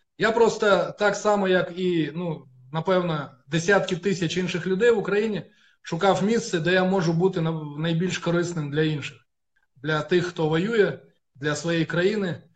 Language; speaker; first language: Ukrainian; non-native, local second language; Russian